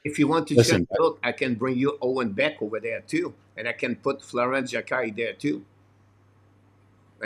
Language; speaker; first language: English; non-native, fluent; French